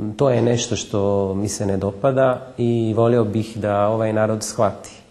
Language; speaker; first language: Croatian; non-native, fluent; Italian